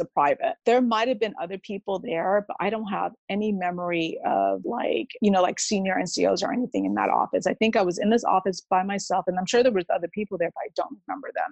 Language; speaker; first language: English; native; English